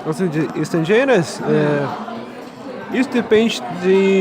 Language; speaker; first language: Portuguese; non-native, learner; Korean